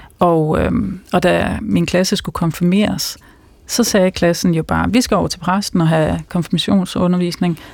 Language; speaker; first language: Danish; early bilingual, other home language; Persian